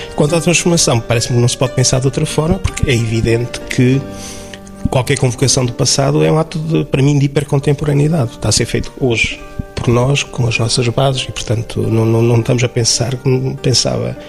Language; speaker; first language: Portuguese; native; Portuguese